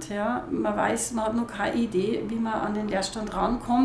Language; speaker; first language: German; native; German